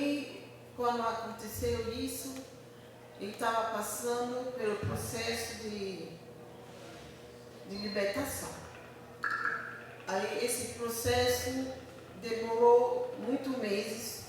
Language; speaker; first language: Portuguese; non-native, learner; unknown